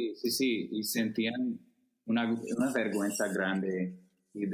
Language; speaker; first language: Spanish; non-native, fluent; English